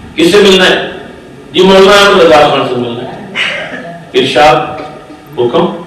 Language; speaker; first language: Urdu; non-native, local second language; Punjabi